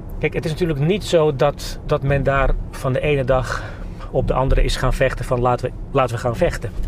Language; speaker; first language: Dutch; non-native, fluent; Bosnian